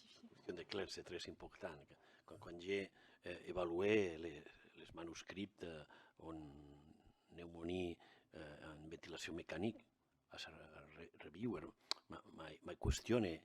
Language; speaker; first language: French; non-native, learner; Catalan